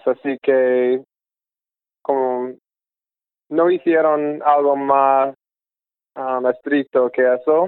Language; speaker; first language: Spanish; non-native, fluent; English